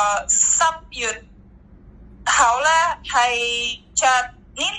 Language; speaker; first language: Cantonese; non-native, learner; Indonesian